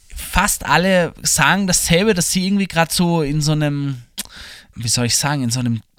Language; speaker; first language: German; native; German